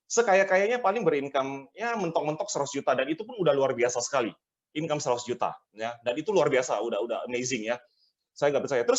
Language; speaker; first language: Indonesian; native; Indonesian